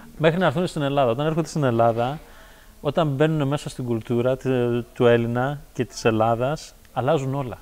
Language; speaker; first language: Greek; early bilingual, heritage; Greek